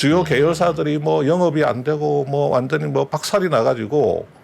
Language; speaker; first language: Korean; native; Korean